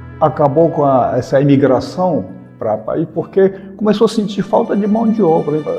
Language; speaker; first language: Portuguese; early bilingual, other home language; Japanese